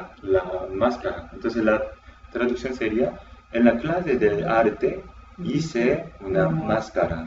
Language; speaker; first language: Spanish; non-native, fluent; Korean